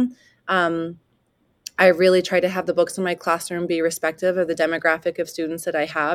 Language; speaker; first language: English; native; English